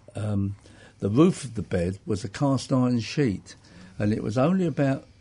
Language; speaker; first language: English; native; English